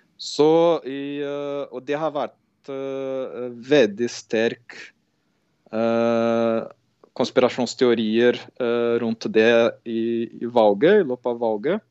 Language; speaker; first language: Norwegian; non-native, fluent; Portuguese